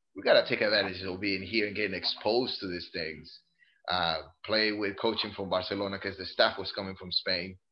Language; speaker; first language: English; non-native, fluent; Spanish